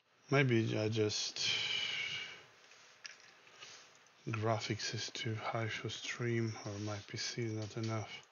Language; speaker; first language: English; non-native, learner; Russian